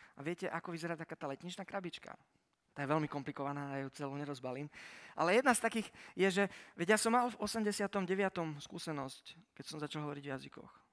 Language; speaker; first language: Slovak; early bilingual, heritage; Slovak